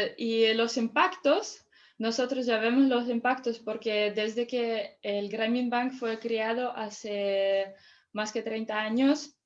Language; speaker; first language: Spanish; non-native, fluent; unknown